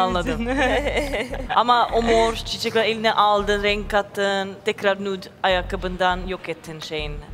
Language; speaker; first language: Turkish; non-native, fluent; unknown